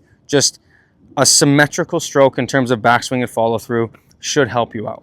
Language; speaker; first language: English; native; English